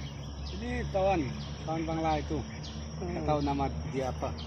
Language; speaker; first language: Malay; non-native, learner; Bangla